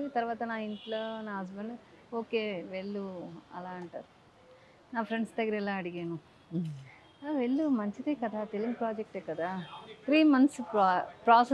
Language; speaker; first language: Telugu; non-native, local second language; Tamil